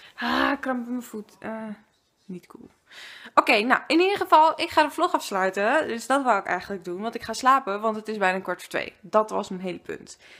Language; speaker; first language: Dutch; native; Dutch